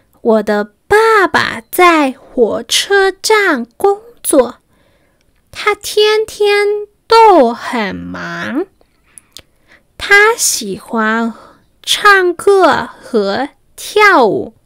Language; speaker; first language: Chinese; non-native, fluent; Spanish